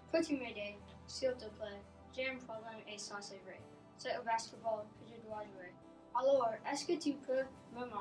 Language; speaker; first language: French; non-native, learner; English